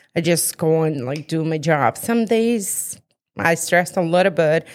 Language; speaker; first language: English; non-native, fluent; Bosnian